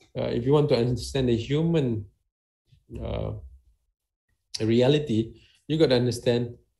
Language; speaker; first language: English; non-native, local second language; Malay